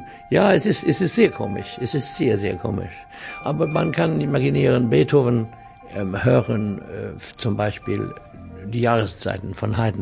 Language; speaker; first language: German; non-native, fluent; English